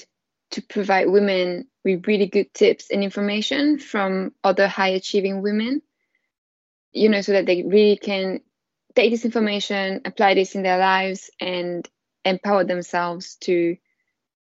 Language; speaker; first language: English; non-native, fluent; French